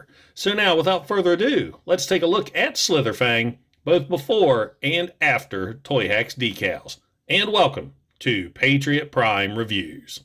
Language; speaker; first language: English; native; English